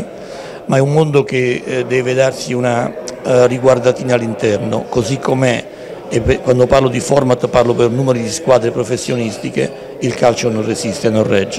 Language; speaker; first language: Italian; native; Italian